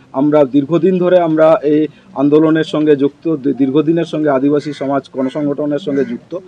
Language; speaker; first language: Bangla; non-native, local second language; Santali